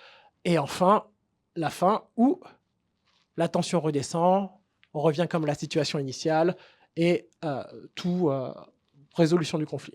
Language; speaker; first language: French; native; French